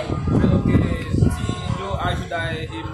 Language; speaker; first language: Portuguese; non-native, learner; Haitian Creole